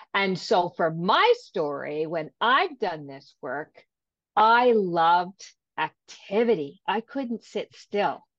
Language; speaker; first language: English; native; English